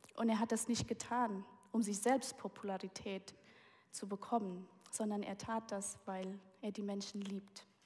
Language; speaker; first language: German; early bilingual, heritage; German